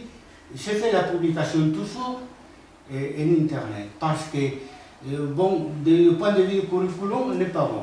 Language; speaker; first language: French; non-native, fluent; Spanish